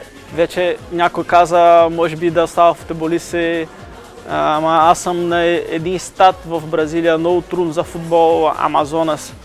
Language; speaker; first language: Bulgarian; non-native, learner; Portuguese